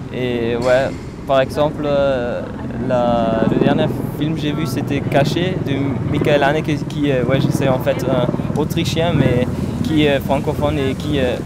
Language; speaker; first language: French; non-native, fluent; German